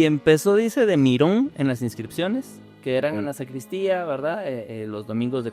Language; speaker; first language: Spanish; native; Spanish